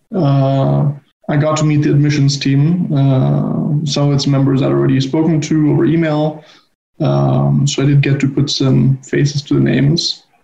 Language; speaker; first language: English; non-native, fluent; Spanish